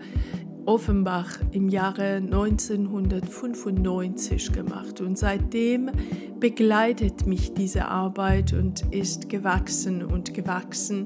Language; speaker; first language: German; non-native, fluent; Persian